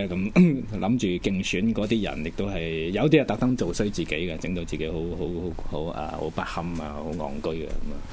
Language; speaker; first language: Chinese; non-native, local second language; Cantonese